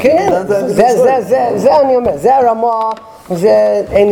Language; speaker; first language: Hebrew; non-native, fluent; English